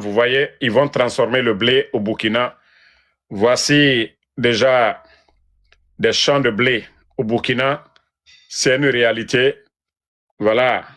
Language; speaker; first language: French; non-native, local second language; Mandingo